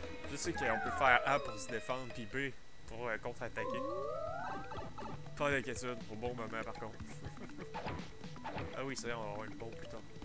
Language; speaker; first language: French; native; French